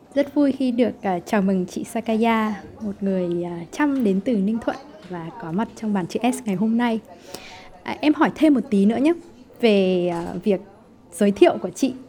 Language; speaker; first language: Vietnamese; native; Vietnamese